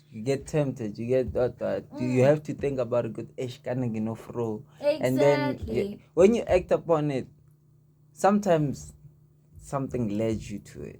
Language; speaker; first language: English; non-native, local second language; Zulu